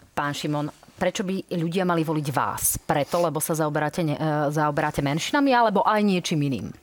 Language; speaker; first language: Slovak; native; Slovak